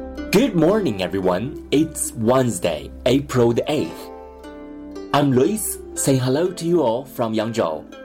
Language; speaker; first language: English; non-native, fluent; Chinese